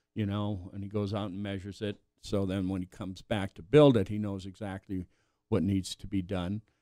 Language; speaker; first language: English; native; English